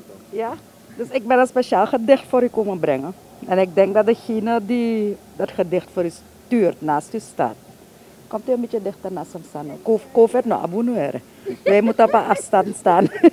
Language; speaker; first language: Dutch; native; Dutch